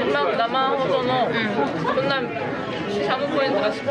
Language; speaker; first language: Japanese; non-native, learner; Korean